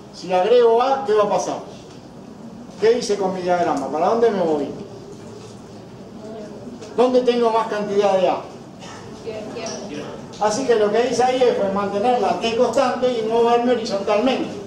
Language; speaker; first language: Spanish; native; Spanish